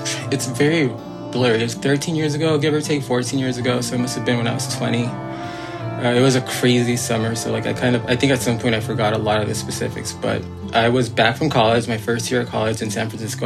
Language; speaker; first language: English; native; English